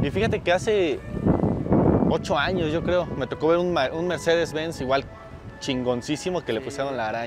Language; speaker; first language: Spanish; native; Spanish